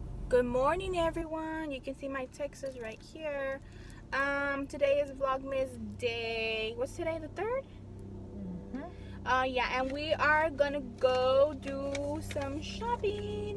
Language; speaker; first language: English; early bilingual, other home language; Spanish